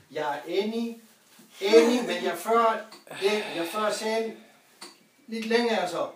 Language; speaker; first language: Danish; non-native, fluent; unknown